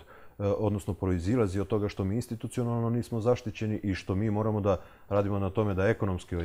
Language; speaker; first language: Serbian; native; Serbian